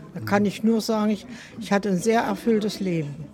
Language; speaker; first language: German; native; German